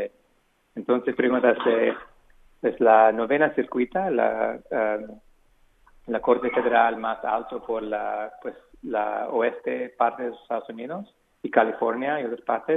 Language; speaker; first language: Spanish; non-native, fluent; English